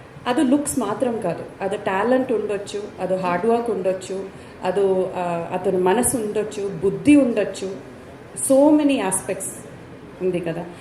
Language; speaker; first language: Telugu; non-native, fluent; Malayalam